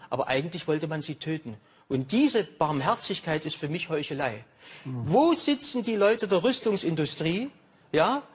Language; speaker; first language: German; native; German